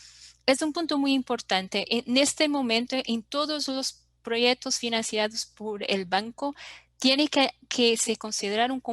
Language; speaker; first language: Spanish; non-native, fluent; Portuguese